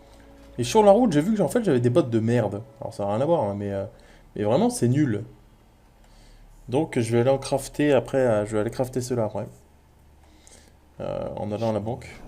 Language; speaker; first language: French; native; French